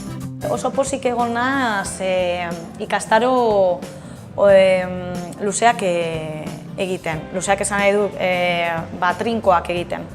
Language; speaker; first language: Basque; non-native, local second language; Spanish